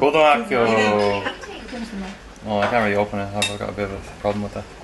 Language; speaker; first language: English; native; English